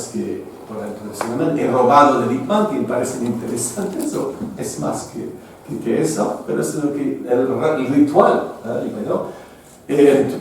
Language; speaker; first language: Spanish; non-native, fluent; French